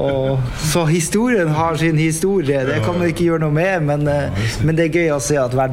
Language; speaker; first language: Norwegian; native; Norwegian